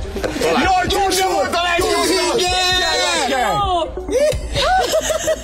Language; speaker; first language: Hungarian; non-native, learner; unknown